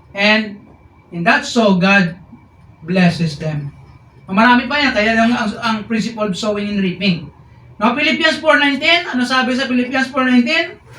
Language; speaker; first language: Filipino; non-native, local second language; Hiligaynon